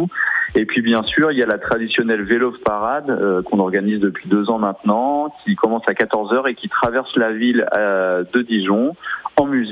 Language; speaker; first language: French; native; French